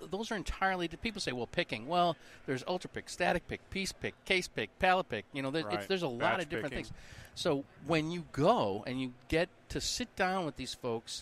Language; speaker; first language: English; native; English